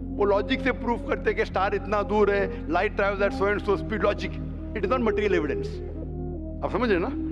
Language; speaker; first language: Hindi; non-native, local second language; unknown